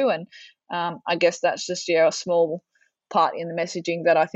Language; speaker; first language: English; native; English